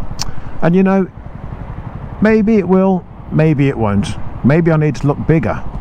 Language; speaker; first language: English; native; English